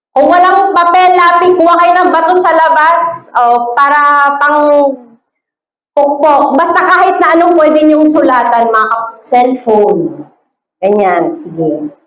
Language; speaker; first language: Filipino; native; Filipino